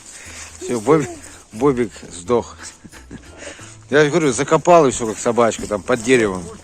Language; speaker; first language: Russian; native; Russian